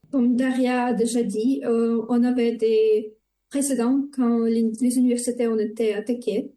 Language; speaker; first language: French; non-native, fluent; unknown